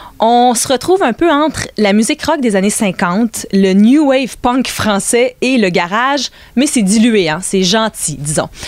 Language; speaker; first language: French; native; French